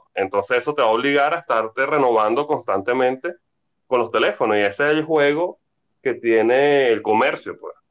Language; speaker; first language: Spanish; native; Spanish